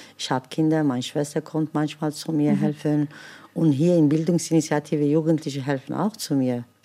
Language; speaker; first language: German; non-native, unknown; Kurdish